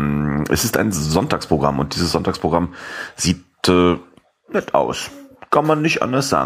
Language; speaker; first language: German; native; German